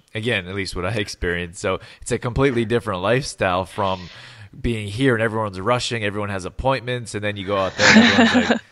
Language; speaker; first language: English; native; English